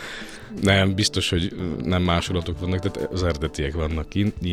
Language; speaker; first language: Hungarian; native; Hungarian